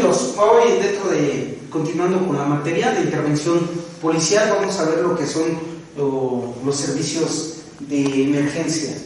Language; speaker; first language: Spanish; native; Spanish